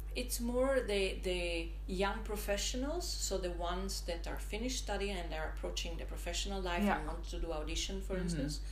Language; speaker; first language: English; non-native, fluent; Italian